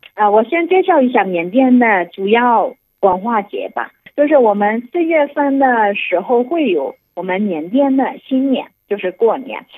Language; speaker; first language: Chinese; non-native, fluent; Burmese